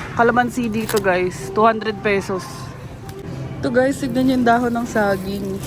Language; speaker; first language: Filipino; native; Filipino